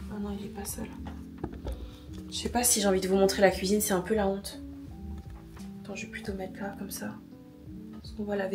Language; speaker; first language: French; native; French